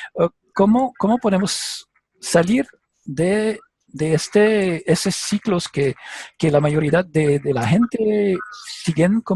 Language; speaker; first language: Spanish; non-native, learner; French